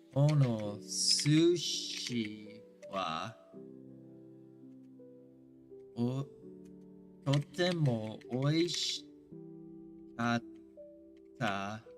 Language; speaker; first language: Japanese; non-native, learner; English